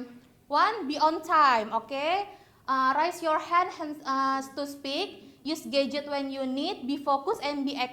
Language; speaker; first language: English; non-native, learner; Indonesian